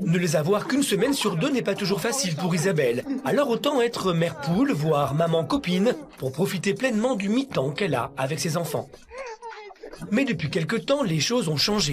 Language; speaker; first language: French; native; French